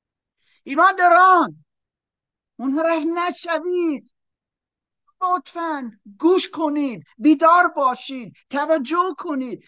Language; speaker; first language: Persian; non-native, learner; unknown